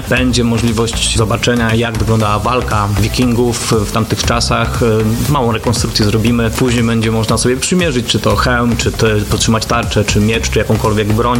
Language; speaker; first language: Polish; native; Polish